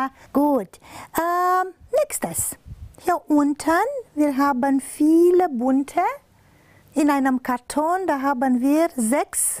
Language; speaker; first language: German; non-native, fluent; Romanian